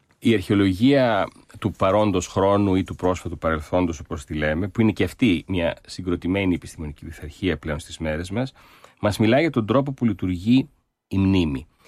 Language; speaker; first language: Greek; early bilingual, heritage; Greek